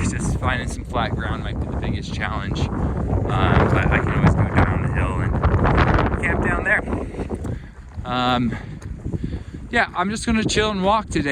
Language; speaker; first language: English; native; English